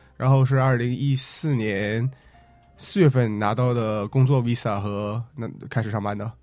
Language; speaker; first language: Chinese; native; Chinese